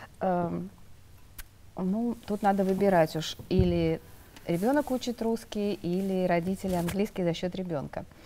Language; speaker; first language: Russian; native; Russian